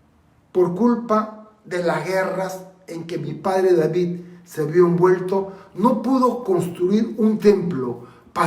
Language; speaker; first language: Spanish; native; Spanish